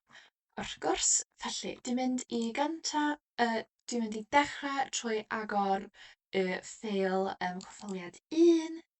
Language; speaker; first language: Welsh; non-native, local second language; English